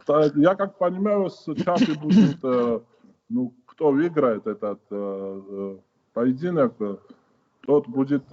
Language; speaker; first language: Russian; non-native, fluent; Georgian